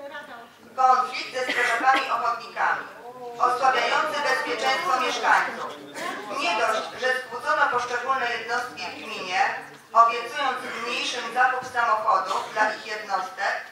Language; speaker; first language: Polish; native; Polish